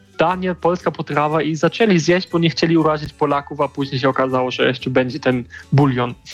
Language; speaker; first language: Polish; non-native, fluent; German